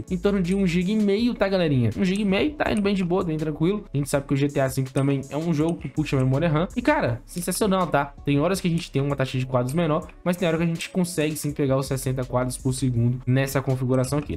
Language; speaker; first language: Portuguese; native; Portuguese